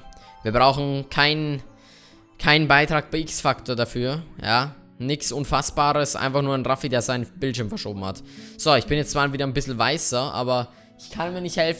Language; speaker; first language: German; native; German